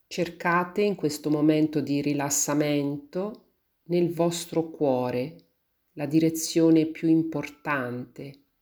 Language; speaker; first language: Italian; native; Italian